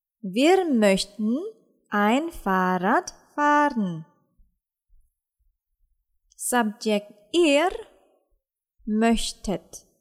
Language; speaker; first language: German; non-native, fluent; Indonesian